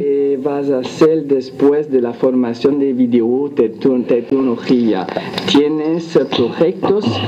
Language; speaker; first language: Spanish; non-native, learner; French